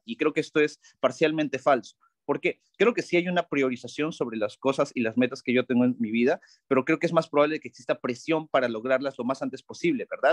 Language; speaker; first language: Spanish; native; Spanish